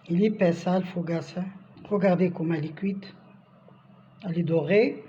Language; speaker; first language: French; non-native, local second language; Arabic